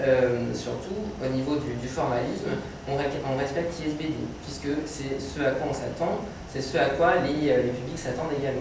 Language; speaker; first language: French; native; French